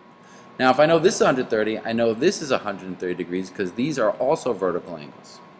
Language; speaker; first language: English; native; English